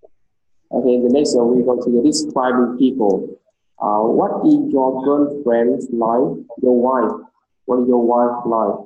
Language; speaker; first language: English; non-native, learner; Vietnamese